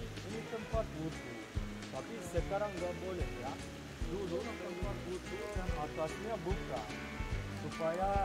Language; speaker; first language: Indonesian; non-native, fluent; Turkish